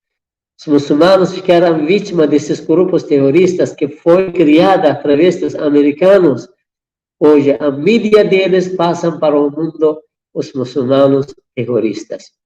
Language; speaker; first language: Portuguese; non-native, fluent; Persian